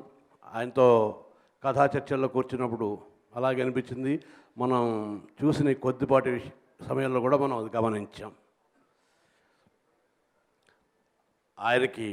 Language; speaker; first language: Telugu; native; Telugu